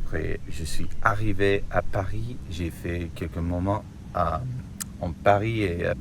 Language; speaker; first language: French; non-native, learner; English